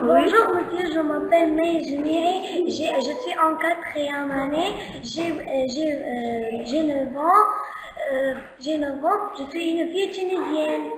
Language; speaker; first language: French; non-native, learner; Arabic